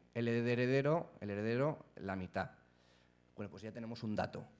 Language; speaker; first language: Spanish; native; Spanish